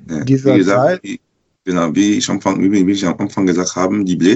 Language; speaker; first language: German; non-native, local second language; French